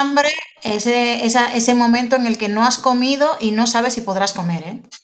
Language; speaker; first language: Spanish; native; Spanish